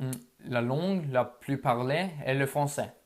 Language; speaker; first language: French; non-native, learner; Norwegian